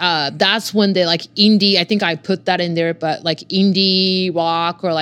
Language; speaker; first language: English; non-native, fluent; Japanese